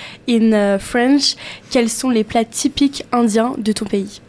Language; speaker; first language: French; native; French